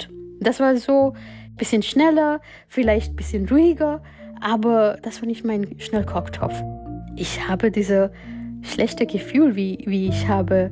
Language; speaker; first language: German; non-native, learner; Gujarati